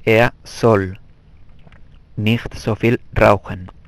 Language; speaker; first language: German; non-native, fluent; Spanish